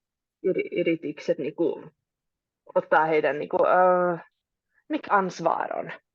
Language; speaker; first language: Finnish; non-native, local second language; Swedish